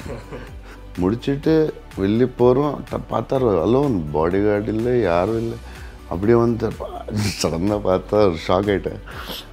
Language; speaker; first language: Tamil; non-native, learner; Telugu